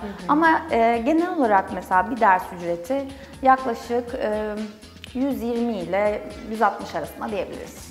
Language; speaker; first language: Turkish; native; Turkish